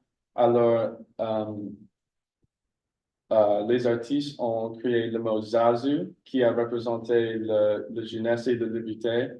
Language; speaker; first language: French; non-native, learner; English